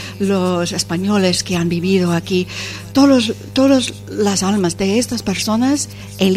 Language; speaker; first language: Spanish; non-native, fluent; English